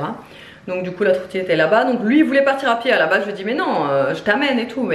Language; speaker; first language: French; native; French